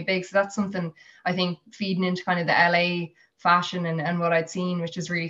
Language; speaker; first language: English; native; English